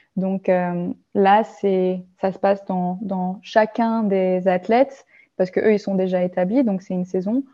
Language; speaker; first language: French; native; French